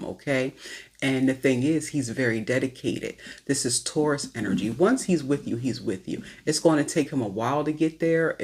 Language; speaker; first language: English; native; English